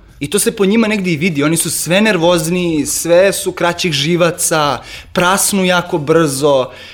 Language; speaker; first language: Serbian; native; Serbian